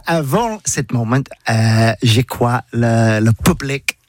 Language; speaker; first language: French; non-native, learner; English